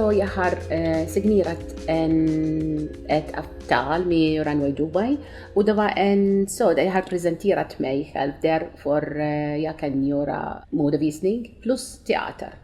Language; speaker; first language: Swedish; non-native, learner; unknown